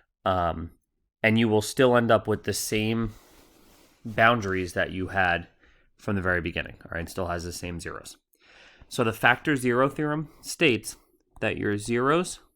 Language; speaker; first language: English; native; English